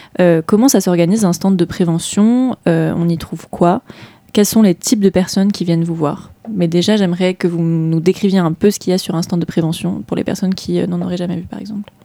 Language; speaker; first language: French; native; French